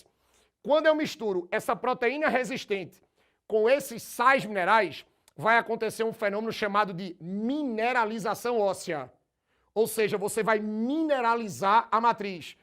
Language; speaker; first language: Portuguese; native; Portuguese